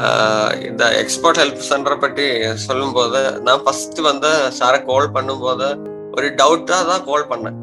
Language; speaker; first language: Tamil; non-native, learner; Malayalam